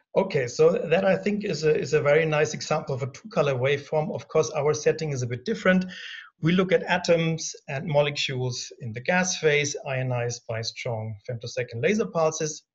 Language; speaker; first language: English; non-native, fluent; German